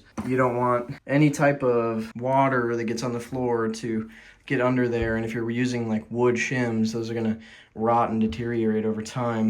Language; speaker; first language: English; native; English